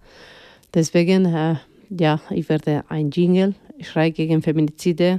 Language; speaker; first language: German; non-native, fluent; Spanish